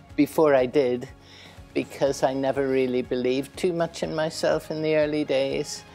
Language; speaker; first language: English; native; English